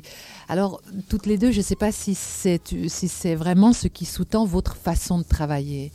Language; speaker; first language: French; native; French